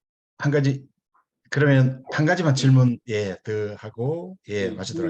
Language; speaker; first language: Korean; native; Korean